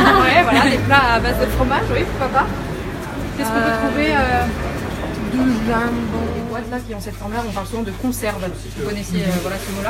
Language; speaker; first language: French; native; French